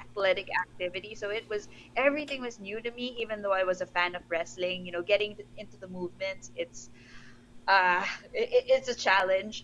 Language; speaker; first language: English; non-native, local second language; Filipino